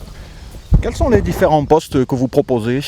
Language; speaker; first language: French; native; French